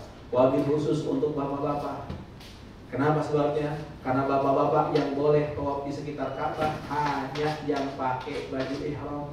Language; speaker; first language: Indonesian; native; Indonesian